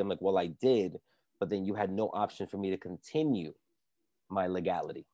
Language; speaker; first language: English; early bilingual, other home language; Spanish